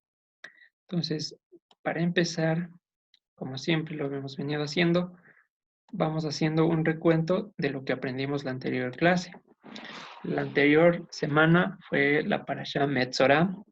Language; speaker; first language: Spanish; native; Spanish